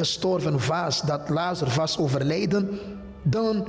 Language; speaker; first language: Dutch; non-native, fluent; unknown